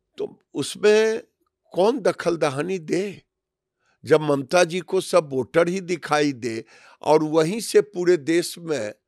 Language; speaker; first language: Hindi; native; Hindi